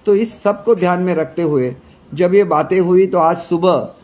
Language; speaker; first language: Hindi; non-native, local second language; Marathi